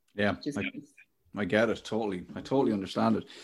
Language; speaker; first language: English; native; English